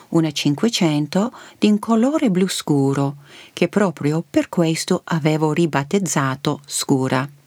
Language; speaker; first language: Italian; early bilingual, heritage; Italian